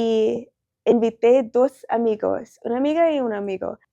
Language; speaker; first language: Spanish; non-native, learner; English